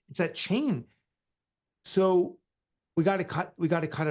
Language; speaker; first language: English; native; English